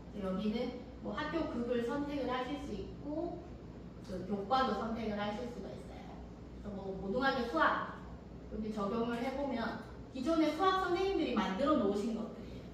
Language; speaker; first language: Korean; native; Korean